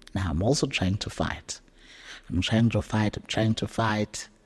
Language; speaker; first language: English; non-native, local second language; Zulu